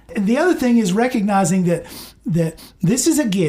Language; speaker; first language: English; native; English